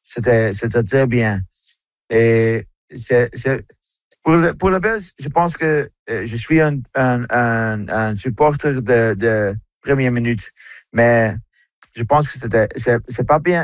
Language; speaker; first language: French; non-native, learner; Dutch